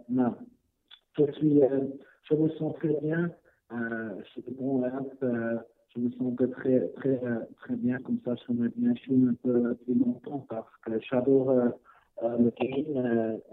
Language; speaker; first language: French; non-native, learner; Swiss German